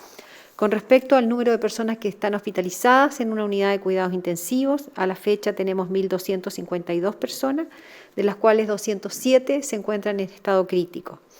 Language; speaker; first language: Spanish; native; Spanish